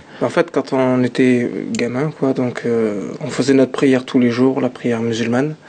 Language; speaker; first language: French; early bilingual, other home language; Arabic